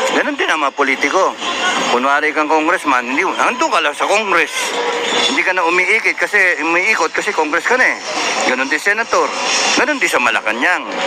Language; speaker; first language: Filipino; native; Filipino